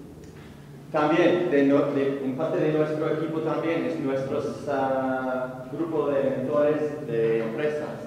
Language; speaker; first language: Spanish; non-native, learner; English